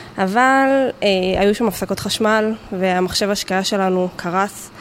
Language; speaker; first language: Hebrew; native; Hebrew